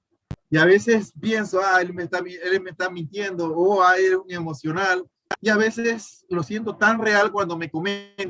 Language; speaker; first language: Spanish; native; Spanish